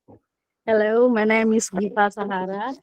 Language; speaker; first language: English; non-native, learner; Indonesian